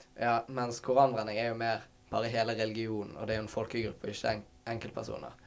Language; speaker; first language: Norwegian; native; Norwegian